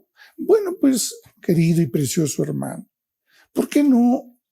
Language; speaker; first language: Spanish; native; Spanish